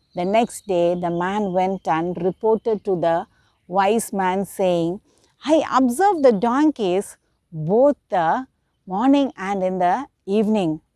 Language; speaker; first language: English; non-native, local second language; Tamil